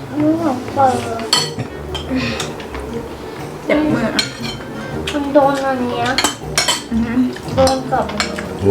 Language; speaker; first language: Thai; early bilingual, heritage; Thai